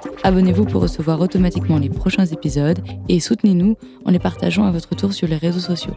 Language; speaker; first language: French; native; French